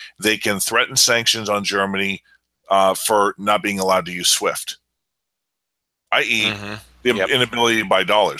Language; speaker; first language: English; native; English